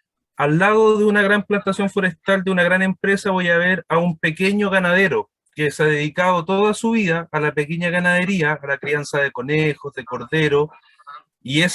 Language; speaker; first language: Spanish; native; Spanish